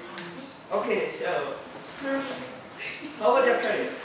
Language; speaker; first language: English; non-native, learner; Indonesian